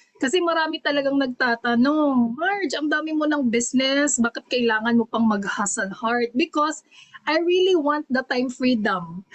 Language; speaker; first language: Filipino; non-native, local second language; Cebuano